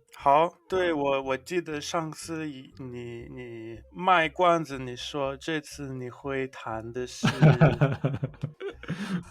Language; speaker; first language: Chinese; non-native, fluent; English